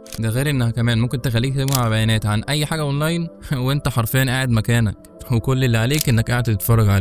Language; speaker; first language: Arabic; native; Arabic